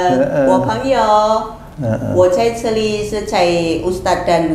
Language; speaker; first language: Chinese; non-native, learner; Indonesian